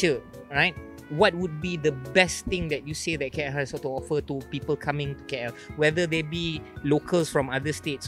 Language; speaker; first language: English; non-native, local second language; Malay